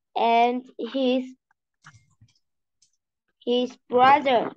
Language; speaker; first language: English; non-native, learner; Vietnamese